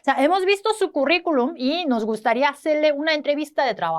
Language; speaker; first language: Spanish; non-native, fluent; Korean